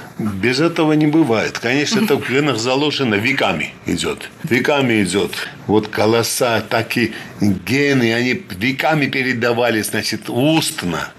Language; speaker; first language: Russian; non-native, fluent; Georgian